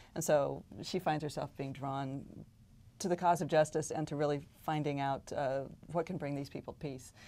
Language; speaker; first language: English; native; English